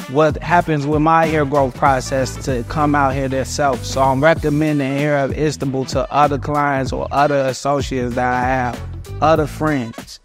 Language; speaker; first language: English; native; English